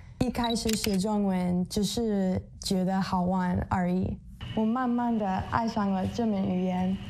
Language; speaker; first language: Chinese; non-native, fluent; English